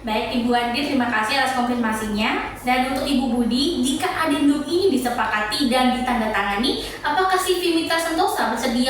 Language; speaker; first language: Indonesian; native; Indonesian